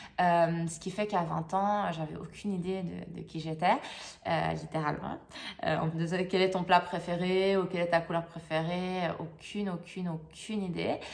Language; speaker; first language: French; native; French